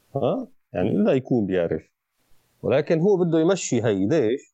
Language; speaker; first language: Arabic; native; Arabic